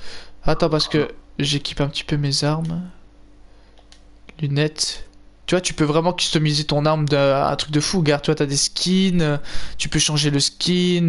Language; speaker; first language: French; native; French